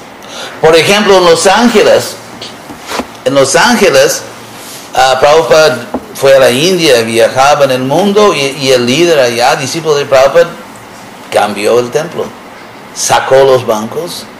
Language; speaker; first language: Spanish; non-native, fluent; English